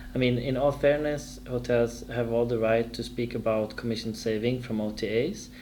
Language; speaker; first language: English; non-native, fluent; Swedish